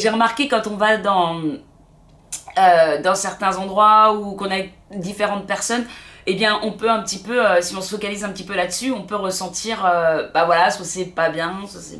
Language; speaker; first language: French; native; French